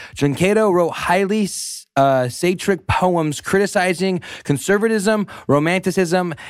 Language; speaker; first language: English; native; English